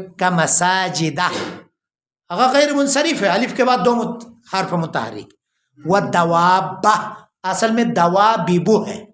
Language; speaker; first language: Urdu; non-native, local second language; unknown